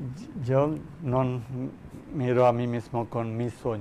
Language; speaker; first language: Spanish; non-native, learner; Malayalam